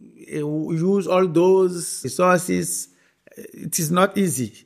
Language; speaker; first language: English; non-native, fluent; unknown